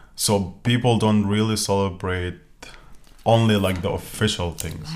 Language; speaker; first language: English; non-native, fluent; Arabic